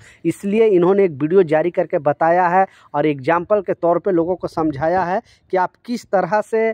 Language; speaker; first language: Hindi; native; Hindi